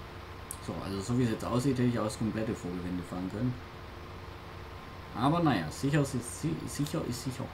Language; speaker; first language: German; native; German